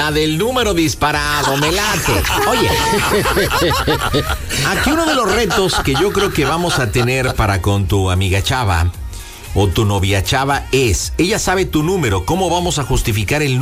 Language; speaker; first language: Spanish; native; Spanish